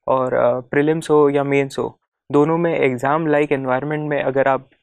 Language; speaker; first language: Hindi; non-native, local second language; Marathi